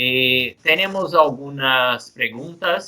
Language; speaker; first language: Spanish; non-native, fluent; Portuguese